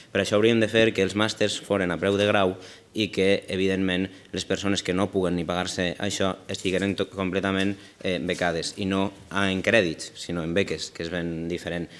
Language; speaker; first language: Catalan; native; Catalan